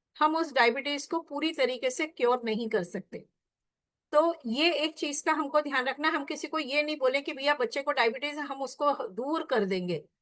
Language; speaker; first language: Hindi; non-native, local second language; Marathi